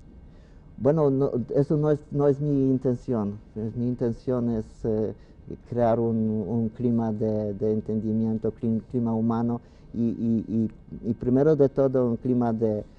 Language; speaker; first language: Spanish; non-native, fluent; Polish